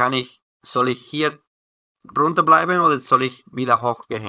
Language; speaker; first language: German; non-native, learner; Spanish